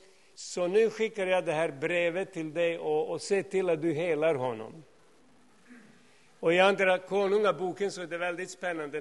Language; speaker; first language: Swedish; non-native, fluent; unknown